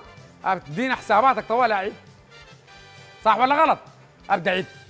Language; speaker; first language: Arabic; native; Arabic